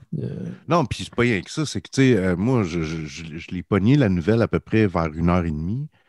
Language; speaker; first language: French; native; French